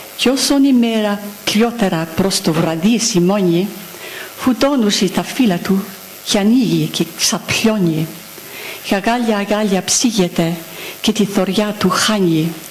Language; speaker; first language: Greek; non-native, fluent; English